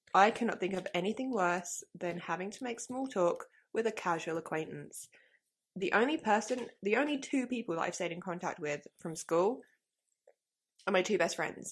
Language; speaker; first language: English; native; English